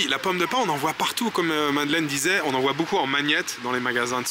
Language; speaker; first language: French; native; French